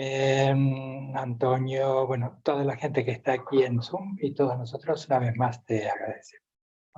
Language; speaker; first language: Spanish; native; Spanish